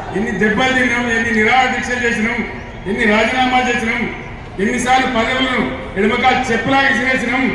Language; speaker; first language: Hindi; non-native, local second language; Telugu